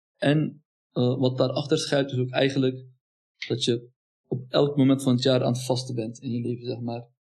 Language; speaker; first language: Dutch; early bilingual, other home language; Turkish